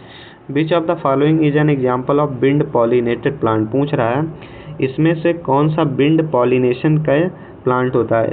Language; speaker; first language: Hindi; native; Hindi